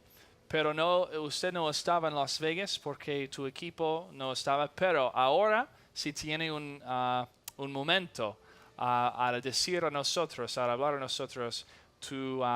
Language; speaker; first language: Spanish; non-native, learner; English